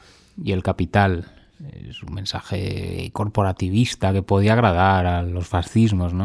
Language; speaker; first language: Spanish; native; Spanish